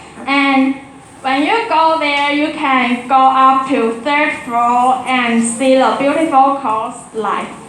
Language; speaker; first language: English; non-native, learner; Chinese